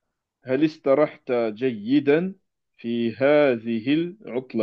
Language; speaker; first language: Arabic; non-native, learner; French